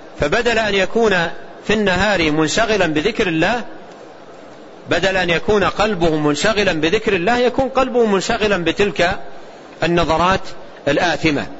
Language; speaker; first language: Arabic; native; Arabic